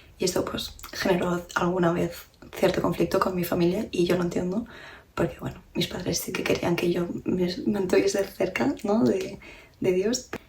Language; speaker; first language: Spanish; early bilingual, other home language; Romanian